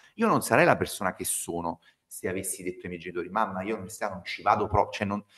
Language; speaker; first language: Italian; native; Italian